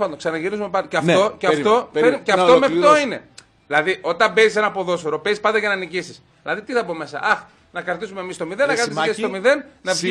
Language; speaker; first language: Greek; native; Greek